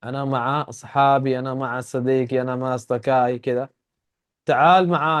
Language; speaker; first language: Arabic; non-native, fluent; Urdu